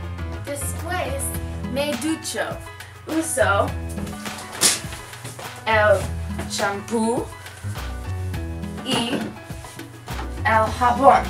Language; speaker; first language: Spanish; non-native, learner; English